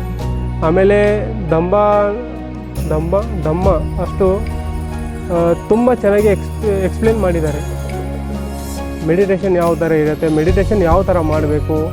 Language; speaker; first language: Kannada; non-native, local second language; Marathi